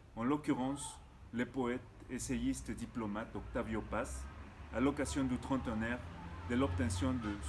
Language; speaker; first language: French; non-native, fluent; Spanish